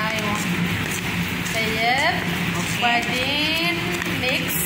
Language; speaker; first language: Arabic; non-native, learner; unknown